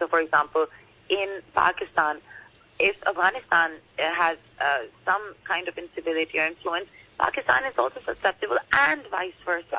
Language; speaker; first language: English; non-native, local second language; Urdu